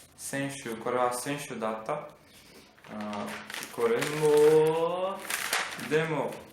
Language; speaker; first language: Japanese; non-native, learner; Portuguese